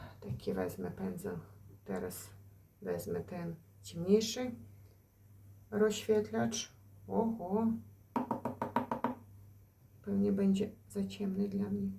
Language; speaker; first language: Polish; non-native, fluent; Ukrainian